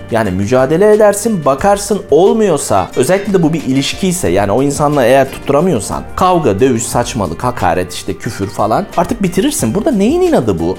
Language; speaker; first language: Turkish; native; Turkish